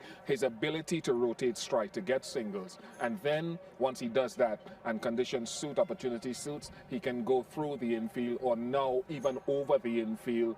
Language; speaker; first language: English; native; English